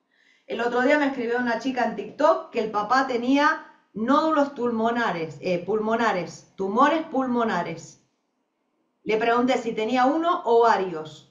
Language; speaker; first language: Spanish; native; Spanish